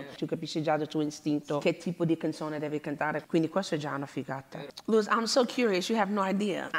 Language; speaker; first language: Italian; non-native, fluent; English